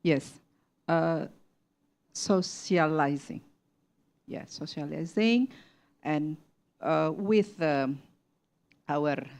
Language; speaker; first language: English; non-native, learner; Indonesian